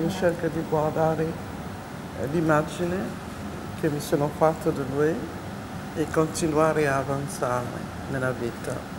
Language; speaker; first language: Italian; non-native, fluent; French